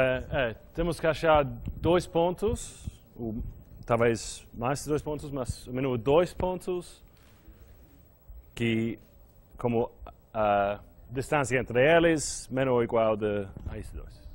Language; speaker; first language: Portuguese; non-native, fluent; English